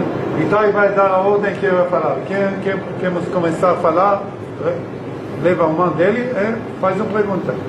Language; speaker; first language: Portuguese; non-native, learner; Hebrew